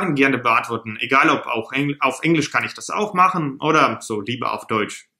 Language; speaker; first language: German; non-native, fluent; Russian